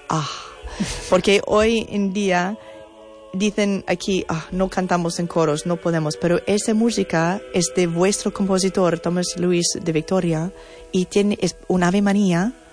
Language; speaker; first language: Spanish; non-native, fluent; English